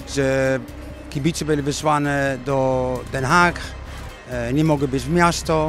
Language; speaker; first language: Polish; non-native, learner; Dutch